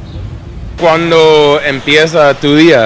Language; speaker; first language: Spanish; non-native, learner; English